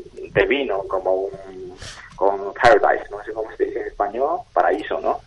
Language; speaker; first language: Spanish; non-native, fluent; Chinese